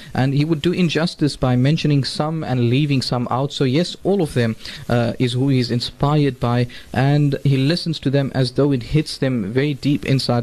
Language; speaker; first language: English; native; English